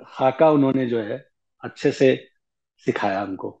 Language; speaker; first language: Hindi; native; Hindi